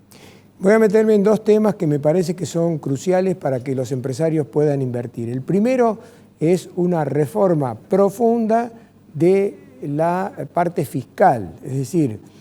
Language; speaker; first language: Spanish; native; Spanish